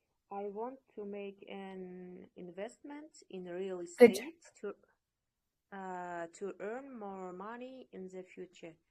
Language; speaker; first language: English; non-native, learner; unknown